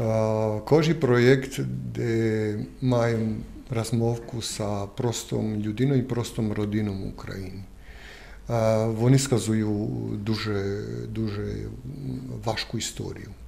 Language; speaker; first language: Ukrainian; non-native, learner; Croatian